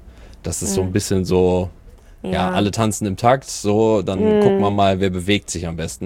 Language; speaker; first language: German; native; German